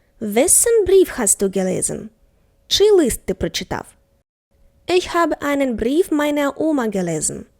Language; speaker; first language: German; non-native, fluent; Ukrainian